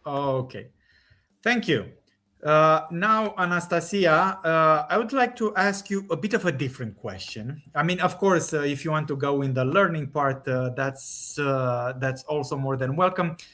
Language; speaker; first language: English; non-native, fluent; Romanian